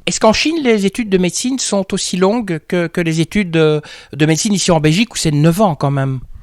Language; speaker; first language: French; native; French